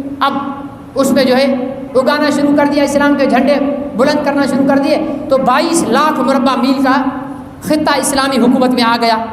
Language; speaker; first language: Urdu; non-native, local second language; Sindhi